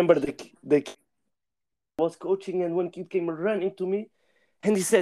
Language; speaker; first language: English; non-native, learner; Portuguese